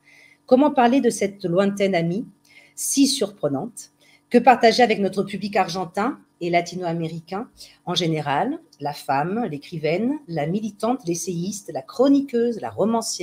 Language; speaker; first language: French; native; French